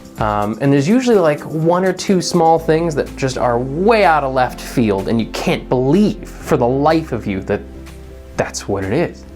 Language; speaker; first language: English; native; English